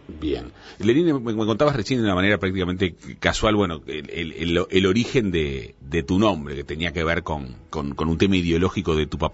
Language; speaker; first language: Spanish; native; Spanish